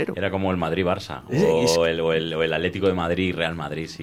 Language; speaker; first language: Spanish; native; Spanish